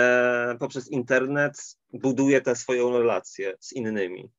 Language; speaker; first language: Polish; native; Polish